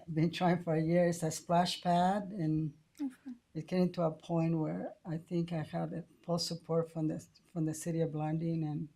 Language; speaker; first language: English; non-native, fluent; Spanish